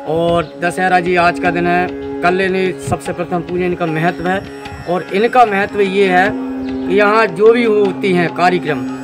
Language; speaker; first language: Hindi; native; Hindi